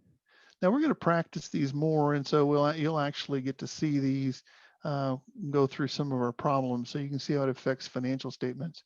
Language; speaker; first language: English; native; English